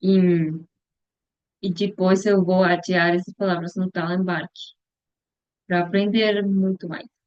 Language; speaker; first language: Portuguese; non-native, learner; Spanish